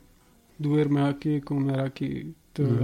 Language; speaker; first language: Spanish; non-native, learner; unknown